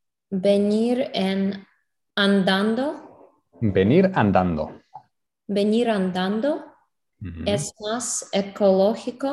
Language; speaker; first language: Spanish; non-native, learner; English